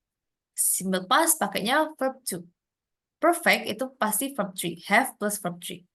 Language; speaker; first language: English; non-native, fluent; Indonesian